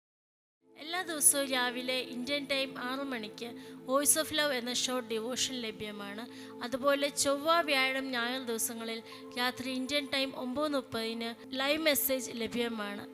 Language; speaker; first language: Malayalam; native; Malayalam